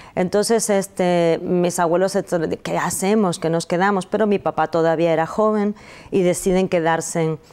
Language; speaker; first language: Spanish; native; Spanish